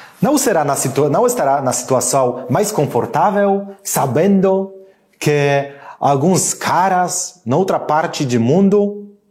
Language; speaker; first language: Portuguese; non-native, learner; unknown